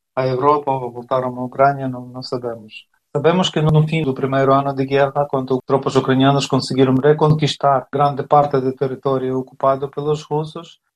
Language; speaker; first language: Portuguese; non-native, fluent; Ukrainian